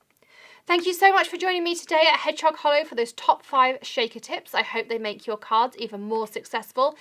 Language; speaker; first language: English; native; English